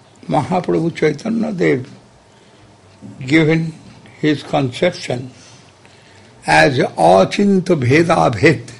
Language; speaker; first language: Russian; non-native, learner; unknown